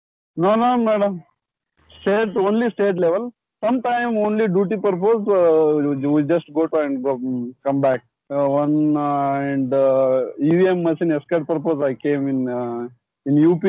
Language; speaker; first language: English; non-native, learner; Kannada